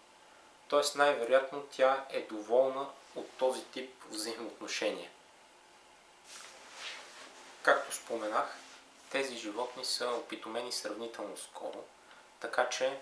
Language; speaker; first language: Bulgarian; native; Bulgarian